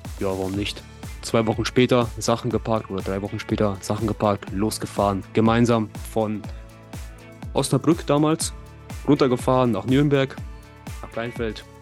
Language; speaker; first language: German; early bilingual, other home language; Russian